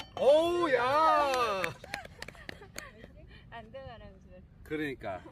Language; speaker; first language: Korean; native; Korean